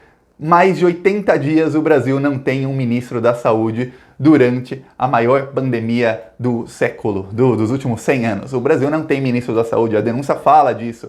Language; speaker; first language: Portuguese; native; Portuguese